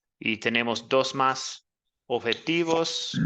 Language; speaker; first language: Spanish; non-native, learner; English